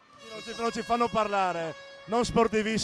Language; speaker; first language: Italian; native; Italian